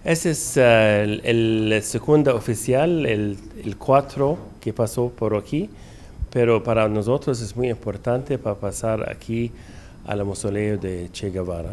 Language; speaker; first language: Spanish; non-native, learner; Arabic